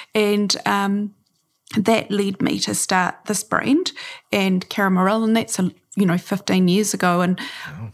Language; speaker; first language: English; native; English